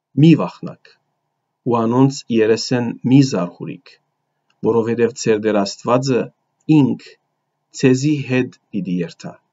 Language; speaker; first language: Armenian; early bilingual, heritage; Armenian